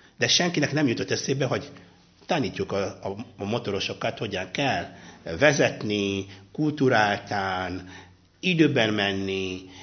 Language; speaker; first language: Hungarian; non-native, fluent; Luba-Lulua